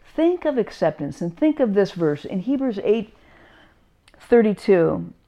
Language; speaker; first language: English; native; English